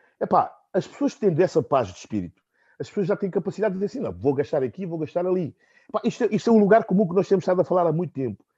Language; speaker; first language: Portuguese; non-native, local second language; Upper Guinea Crioulo